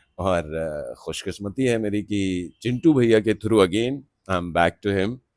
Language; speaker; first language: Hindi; non-native, local second language; Maithili